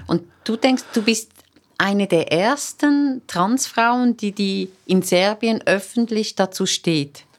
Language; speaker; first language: German; native; German